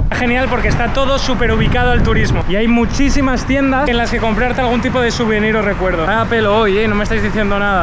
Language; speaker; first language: Spanish; native; Spanish